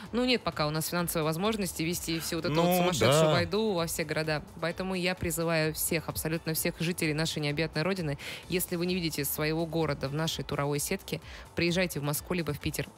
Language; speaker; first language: Russian; native; Russian